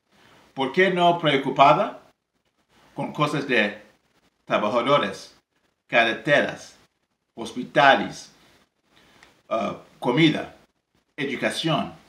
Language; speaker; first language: Spanish; non-native, learner; English